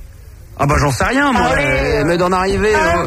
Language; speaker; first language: French; native; French